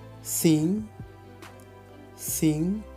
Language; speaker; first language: Portuguese; non-native, fluent; Haitian Creole